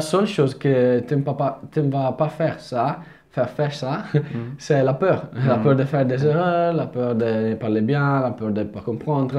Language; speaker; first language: French; non-native, fluent; Italian